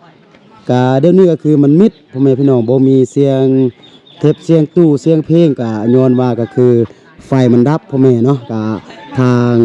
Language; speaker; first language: Thai; non-native, local second language; Lao